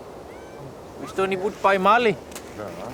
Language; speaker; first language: Russian; non-native, fluent; Dutch